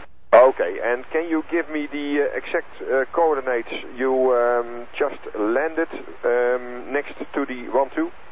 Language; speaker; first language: English; non-native, fluent; Dutch